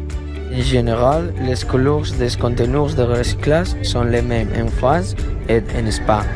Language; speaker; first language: French; non-native, learner; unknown